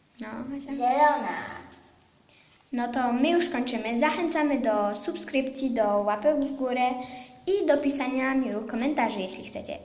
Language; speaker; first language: Polish; early bilingual, heritage; Polish